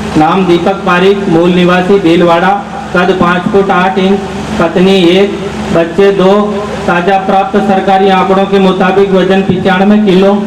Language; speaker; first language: Hindi; native; Hindi